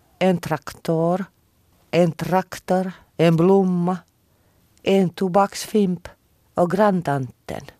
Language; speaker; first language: Swedish; non-native, local second language; Finnish